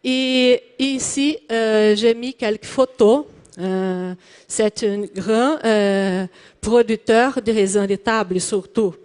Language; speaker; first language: French; non-native, learner; Portuguese